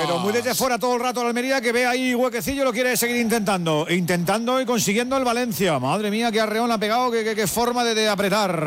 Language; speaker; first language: Spanish; native; Spanish